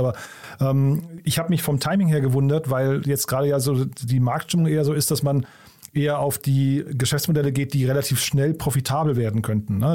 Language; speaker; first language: German; native; German